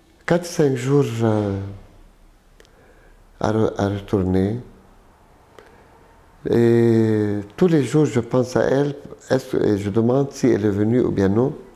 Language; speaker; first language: French; non-native, local second language; Arabic